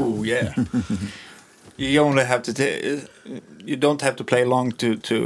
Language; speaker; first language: English; non-native, fluent; Swedish